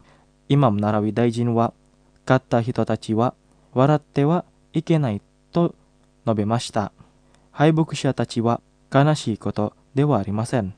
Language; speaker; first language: Japanese; non-native, fluent; Indonesian